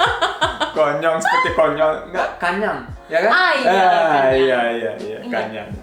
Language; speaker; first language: Indonesian; early bilingual, heritage; Indonesian